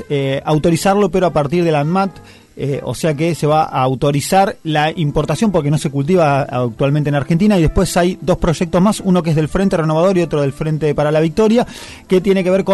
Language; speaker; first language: Spanish; native; Spanish